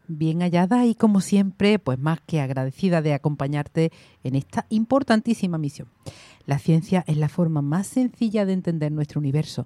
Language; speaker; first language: Spanish; native; Spanish